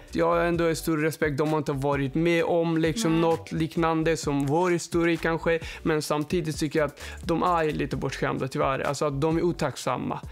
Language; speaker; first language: Swedish; non-native, fluent; Persian